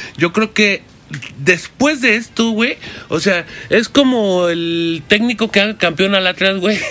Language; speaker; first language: Spanish; native; Spanish